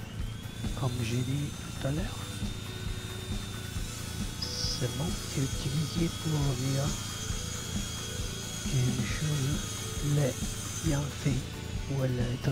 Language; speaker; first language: French; non-native, learner; Italian